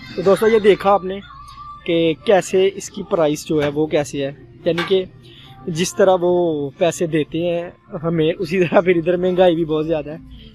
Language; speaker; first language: Urdu; non-native, local second language; Punjabi